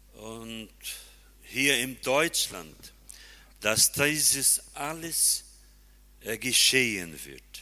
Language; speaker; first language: German; early bilingual, heritage; German